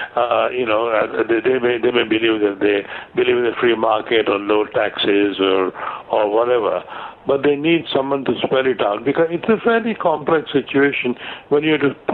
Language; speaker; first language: English; non-native, local second language; Gujarati